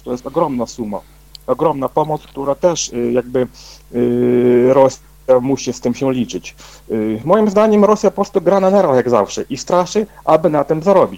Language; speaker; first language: Polish; non-native, fluent; Ukrainian